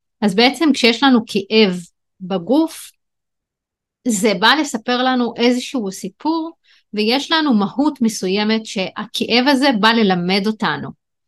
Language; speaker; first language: Hebrew; non-native, local second language; Arabic